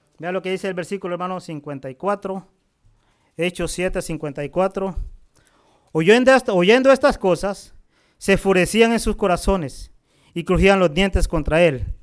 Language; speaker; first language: Spanish; native; Spanish